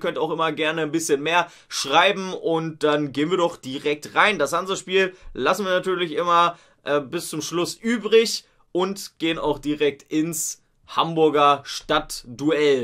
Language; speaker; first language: German; native; German